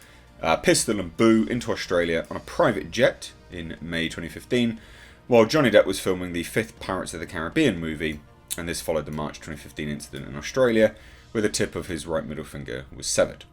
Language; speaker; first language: English; native; English